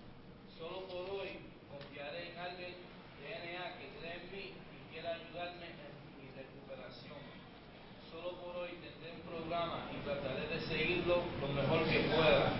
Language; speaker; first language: Spanish; native; Spanish